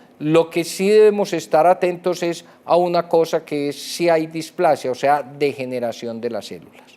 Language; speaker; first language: Spanish; native; Spanish